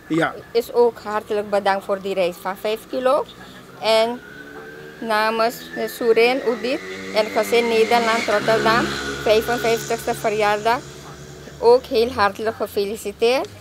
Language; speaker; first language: Dutch; non-native, local second language; Caribbean Hindustani